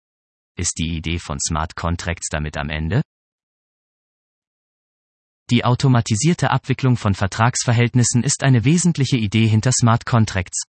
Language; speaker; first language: German; native; German